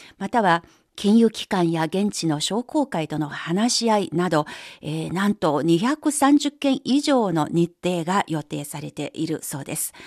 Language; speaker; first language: Japanese; non-native, fluent; Chinese